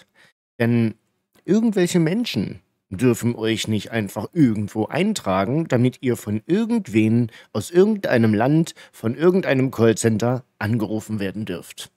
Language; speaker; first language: German; native; German